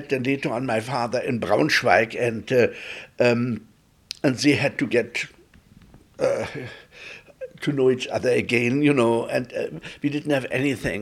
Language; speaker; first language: English; early bilingual, other home language; Polish